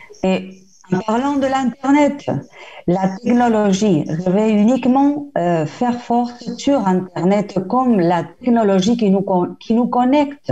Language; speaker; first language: French; non-native, fluent; Spanish